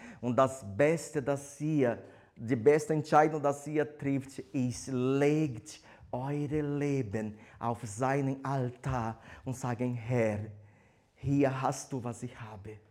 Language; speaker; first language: German; non-native, fluent; Portuguese